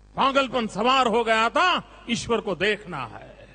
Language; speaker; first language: Hindi; non-native, local second language; Gujarati